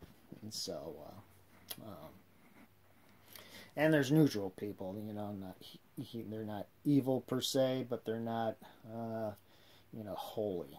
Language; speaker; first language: English; native; English